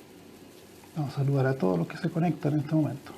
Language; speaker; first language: Spanish; native; Spanish